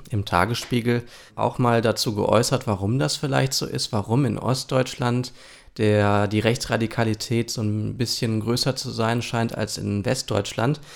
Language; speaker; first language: German; early bilingual, other home language; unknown